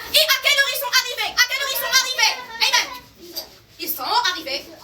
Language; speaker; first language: French; non-native, local second language; Arabic